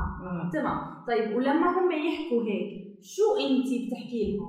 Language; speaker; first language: Arabic; native; Arabic